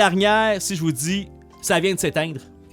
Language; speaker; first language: French; native; French